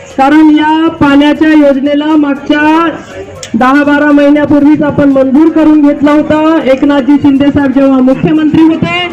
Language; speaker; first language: Marathi; native; Marathi